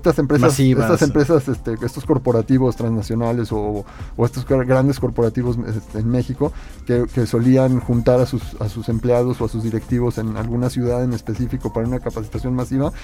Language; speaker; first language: Spanish; native; Spanish